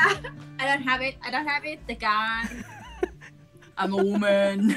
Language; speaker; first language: English; non-native, learner; Thai